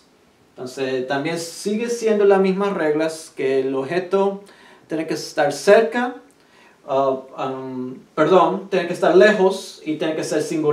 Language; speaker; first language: Spanish; early bilingual, heritage; Spanish